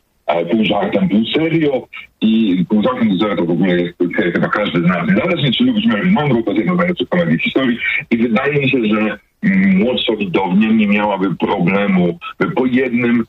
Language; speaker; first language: Polish; native; Polish